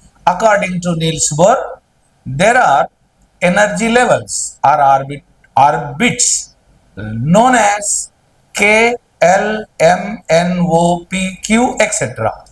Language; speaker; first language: English; non-native, local second language; Telugu